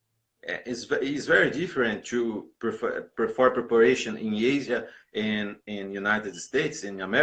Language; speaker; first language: English; non-native, learner; Portuguese